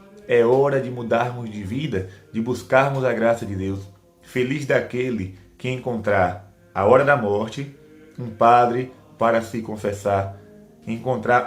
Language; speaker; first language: Portuguese; native; Portuguese